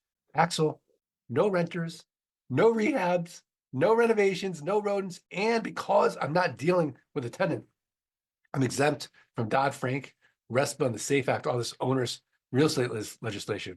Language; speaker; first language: English; native; English